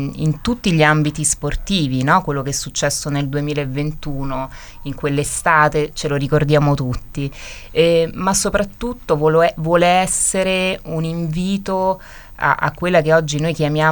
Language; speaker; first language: Italian; native; Italian